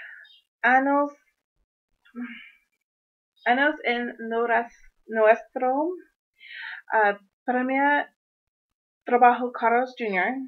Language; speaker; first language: Spanish; non-native, learner; English